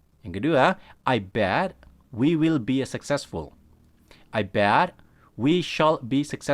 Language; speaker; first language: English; non-native, fluent; Indonesian